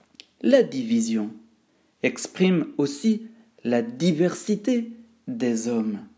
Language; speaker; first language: French; native; French